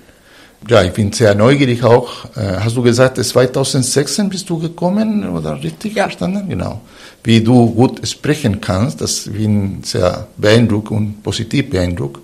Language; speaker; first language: German; non-native, fluent; Spanish